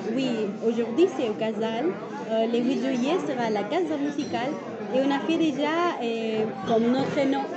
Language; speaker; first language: French; non-native, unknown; Spanish